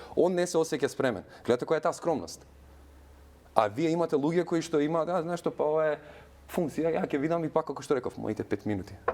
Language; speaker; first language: Macedonian; non-native, local second language; Albanian